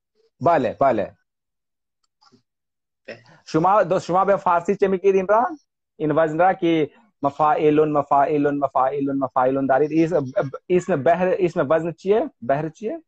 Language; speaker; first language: Persian; non-native, fluent; Hindi